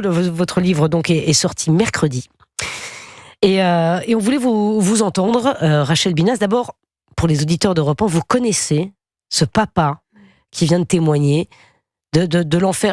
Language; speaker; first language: French; native; French